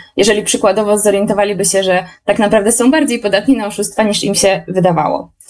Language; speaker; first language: Polish; native; Polish